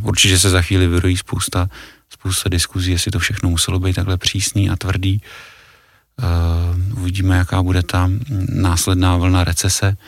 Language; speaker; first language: Czech; native; Czech